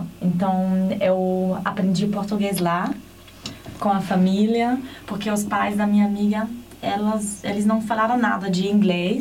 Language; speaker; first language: Portuguese; non-native, fluent; German